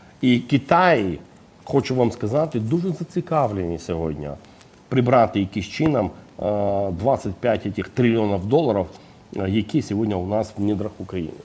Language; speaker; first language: Ukrainian; non-native, fluent; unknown